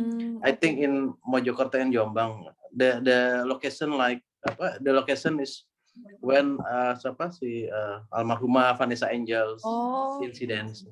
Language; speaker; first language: English; non-native, learner; Indonesian